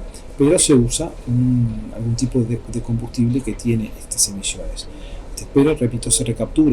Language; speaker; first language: Spanish; native; Spanish